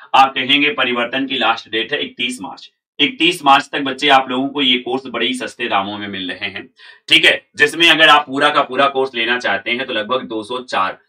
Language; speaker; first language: Hindi; native; Hindi